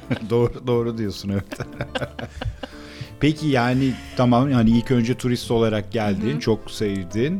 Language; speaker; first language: Turkish; native; Turkish